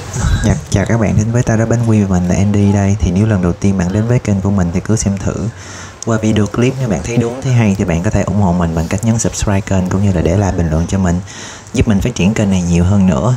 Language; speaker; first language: Vietnamese; native; Vietnamese